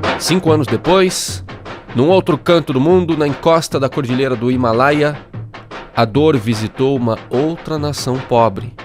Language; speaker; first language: Portuguese; native; Portuguese